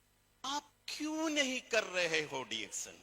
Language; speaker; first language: Hindi; non-native, local second language; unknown